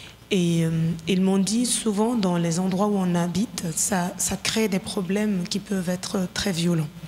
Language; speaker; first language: French; non-native, local second language; Bambara